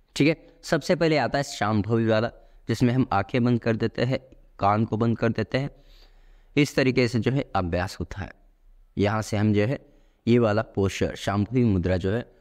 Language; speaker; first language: Hindi; non-native, local second language; Marathi